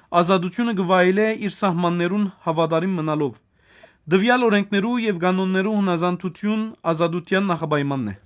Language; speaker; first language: Armenian; native; Armenian